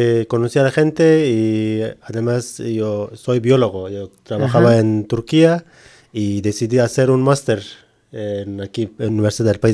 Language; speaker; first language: Spanish; non-native, learner; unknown